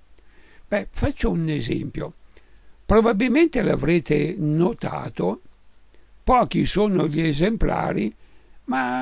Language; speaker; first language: Italian; native; Italian